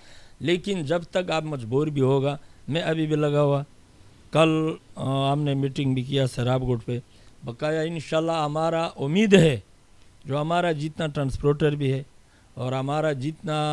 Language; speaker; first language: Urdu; non-native, local second language; Pashto